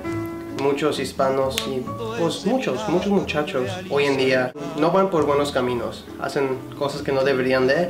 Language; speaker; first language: Spanish; early bilingual, heritage; Spanish